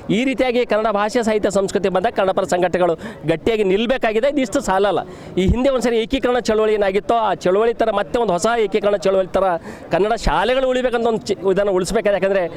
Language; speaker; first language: Kannada; native; Kannada